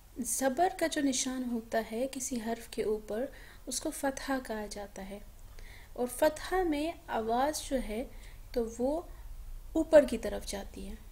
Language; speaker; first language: Urdu; native; Urdu